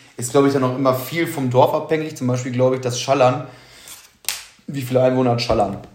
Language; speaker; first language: German; native; German